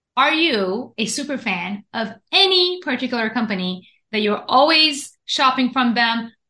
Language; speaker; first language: English; non-native, fluent; Persian